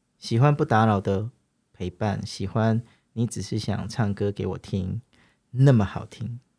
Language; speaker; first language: Chinese; native; Chinese